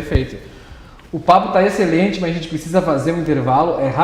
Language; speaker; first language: Portuguese; native; Portuguese